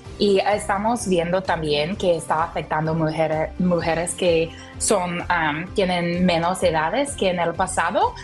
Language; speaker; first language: Spanish; non-native, learner; English